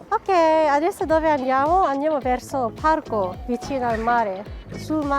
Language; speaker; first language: Italian; non-native, fluent; Japanese